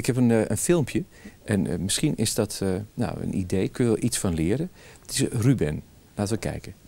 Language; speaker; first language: Dutch; native; Dutch